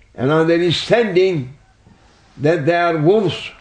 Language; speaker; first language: English; non-native, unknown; Turkish